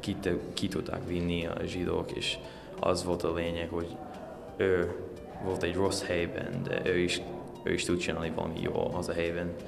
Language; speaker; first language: Hungarian; early bilingual, heritage; Hungarian